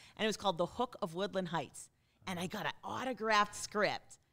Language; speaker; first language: English; native; English